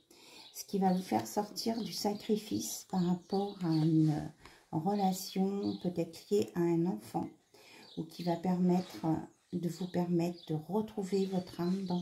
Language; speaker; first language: French; native; French